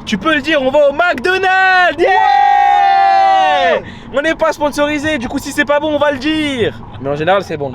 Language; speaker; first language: French; native; French